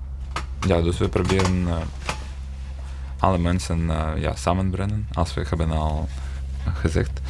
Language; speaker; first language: Dutch; non-native, learner; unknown